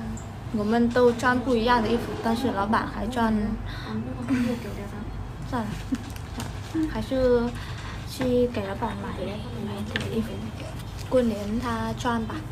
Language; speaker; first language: Chinese; non-native, learner; Vietnamese